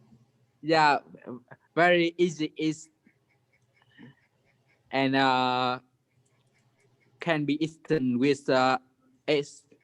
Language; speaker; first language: English; non-native, learner; Vietnamese